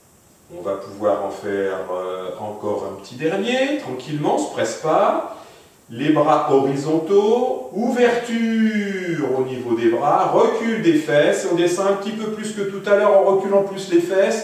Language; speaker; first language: French; native; French